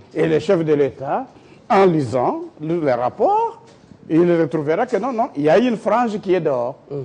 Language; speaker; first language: French; non-native, local second language; Lingala